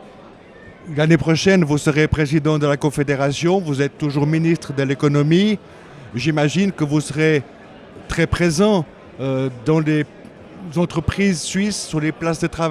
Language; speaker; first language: French; native; French